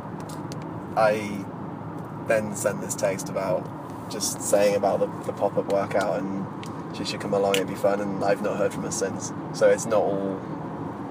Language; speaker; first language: English; native; English